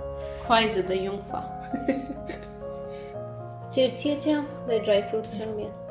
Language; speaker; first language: Chinese; non-native, fluent; Urdu